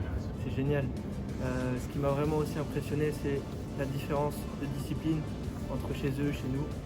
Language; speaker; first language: French; native; French